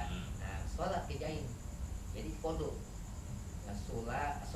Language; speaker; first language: Indonesian; native; Indonesian